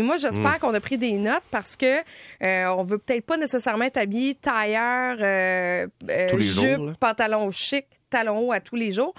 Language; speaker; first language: French; native; French